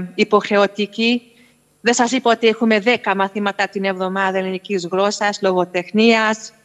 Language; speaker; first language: Greek; early bilingual, heritage; Hungarian